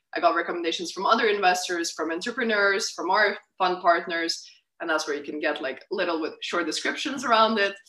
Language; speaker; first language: English; non-native, fluent; Lithuanian